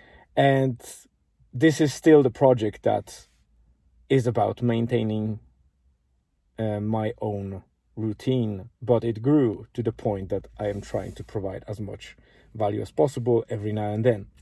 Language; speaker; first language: English; non-native, fluent; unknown